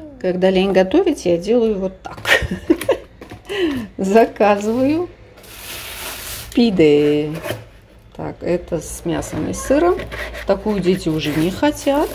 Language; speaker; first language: Russian; native; Russian